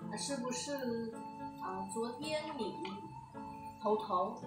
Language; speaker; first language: Chinese; non-native, fluent; Vietnamese